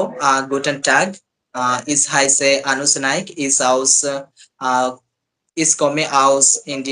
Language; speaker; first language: German; non-native, learner; Odia